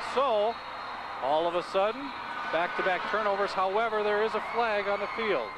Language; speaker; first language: English; native; English